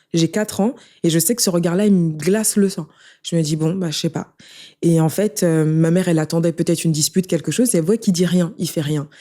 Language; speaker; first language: French; early bilingual, other home language; Haitian Creole